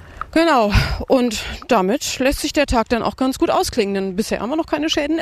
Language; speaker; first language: German; native; German